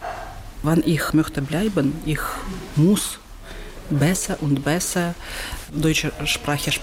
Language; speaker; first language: German; non-native, learner; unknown